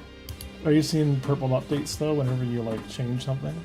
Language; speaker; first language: English; native; English